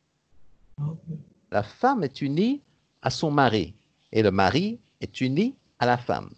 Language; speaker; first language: French; native; French